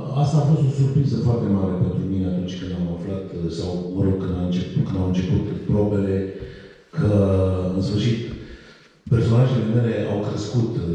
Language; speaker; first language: Romanian; native; Romanian